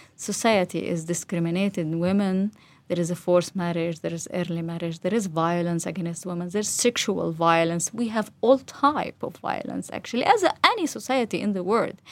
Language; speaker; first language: English; non-native, fluent; Arabic